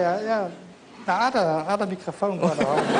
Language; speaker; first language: Indonesian; non-native, fluent; Dutch